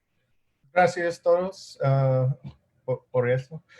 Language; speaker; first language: Spanish; non-native, learner; English